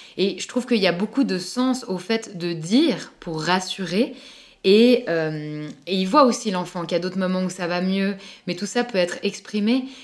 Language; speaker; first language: French; native; French